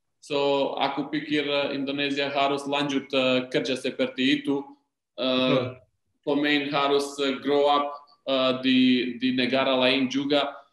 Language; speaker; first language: Indonesian; non-native, learner; Serbian